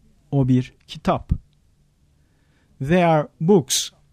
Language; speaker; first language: English; non-native, fluent; Turkish